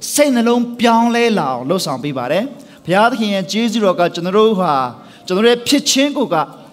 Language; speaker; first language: Burmese; non-native, local second language; Tedim Chin